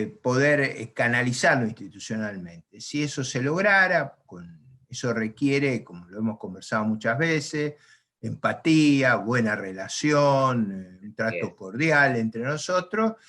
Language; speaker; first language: Spanish; native; Spanish